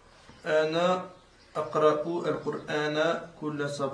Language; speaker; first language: Arabic; non-native, learner; French